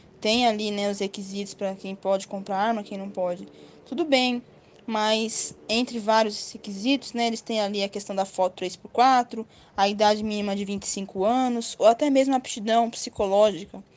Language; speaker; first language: Portuguese; native; Portuguese